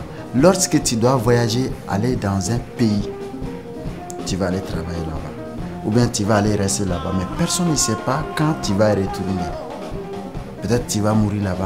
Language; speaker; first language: French; non-native, local second language; Bambara